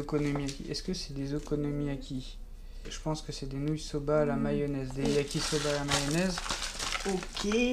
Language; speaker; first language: French; native; French